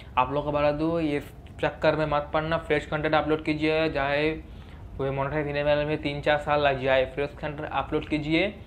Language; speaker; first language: Hindi; non-native, local second language; Bangla